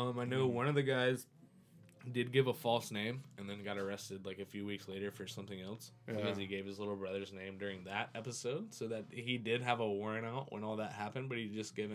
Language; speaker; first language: English; native; English